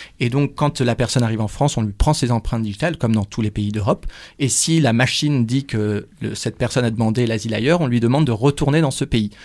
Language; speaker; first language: French; native; French